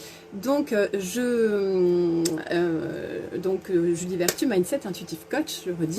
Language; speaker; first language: French; native; French